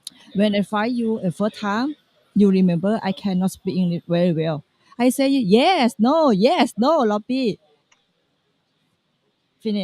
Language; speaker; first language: English; non-native, learner; Thai